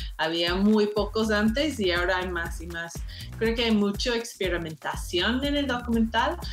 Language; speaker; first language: Spanish; non-native, fluent; English